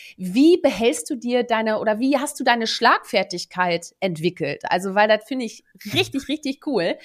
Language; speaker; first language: German; early bilingual, other home language; Dutch